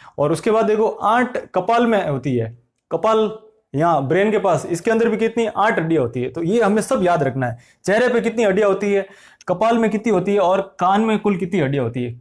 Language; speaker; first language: Hindi; native; Hindi